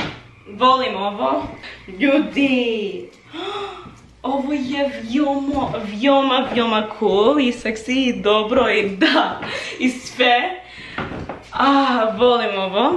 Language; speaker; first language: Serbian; non-native, learner; English